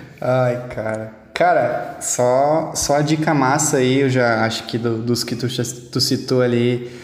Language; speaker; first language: Portuguese; native; Portuguese